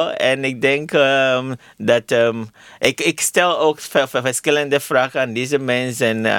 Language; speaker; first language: Dutch; non-native, learner; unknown